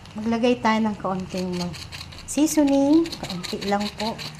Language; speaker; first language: Filipino; native; Filipino